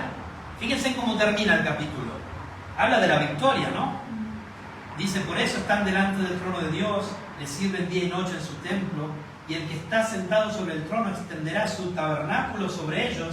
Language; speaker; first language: Spanish; native; Spanish